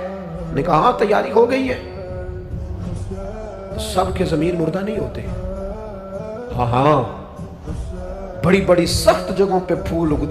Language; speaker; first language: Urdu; non-native, local second language; Punjabi